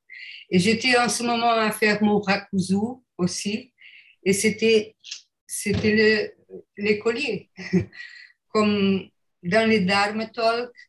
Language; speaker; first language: French; non-native, fluent; Portuguese